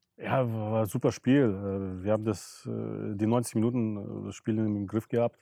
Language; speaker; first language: German; early bilingual, other home language; Russian